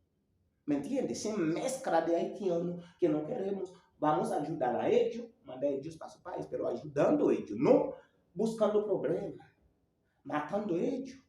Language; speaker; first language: Spanish; non-native, learner; Haitian Creole